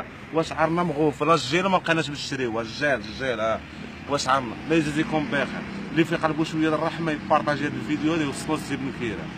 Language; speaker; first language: Arabic; native; Arabic